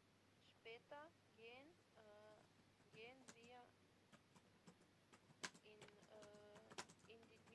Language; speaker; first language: German; non-native, learner; Macedonian